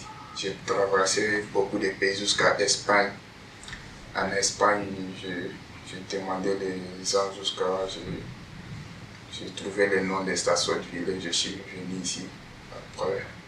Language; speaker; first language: French; non-native, learner; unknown